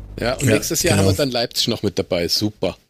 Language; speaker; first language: German; native; German